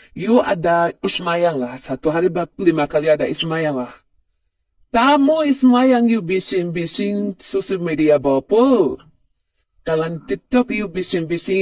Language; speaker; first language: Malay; non-native, learner; Rohingya